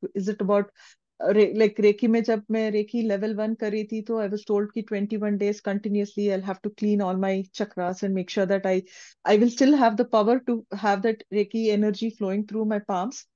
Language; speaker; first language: Hindi; non-native, local second language; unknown